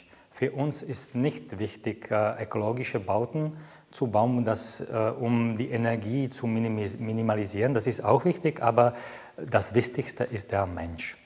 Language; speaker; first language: German; non-native, fluent; Czech